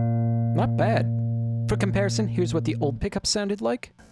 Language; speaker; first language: English; native; English